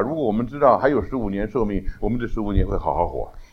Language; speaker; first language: Chinese; native; Chinese